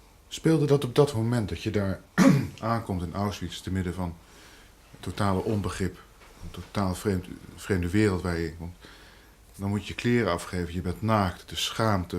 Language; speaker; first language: Dutch; native; Dutch